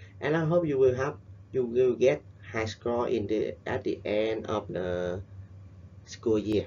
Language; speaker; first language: English; non-native, fluent; Vietnamese